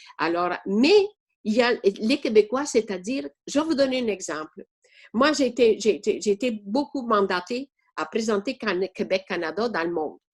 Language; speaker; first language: French; non-native, fluent; Italian